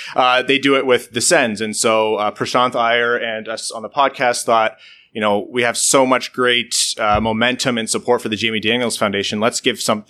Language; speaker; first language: English; native; English